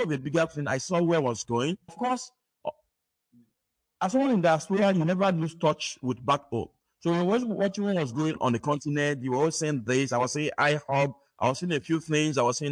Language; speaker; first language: English; non-native, local second language; Yoruba